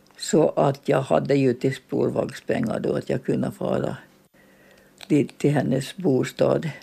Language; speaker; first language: Swedish; native; Swedish